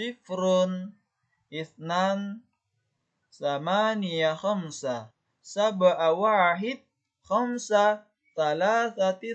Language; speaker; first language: Arabic; non-native, fluent; Indonesian